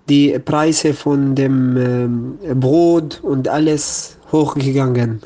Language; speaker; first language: German; non-native, learner; Arabic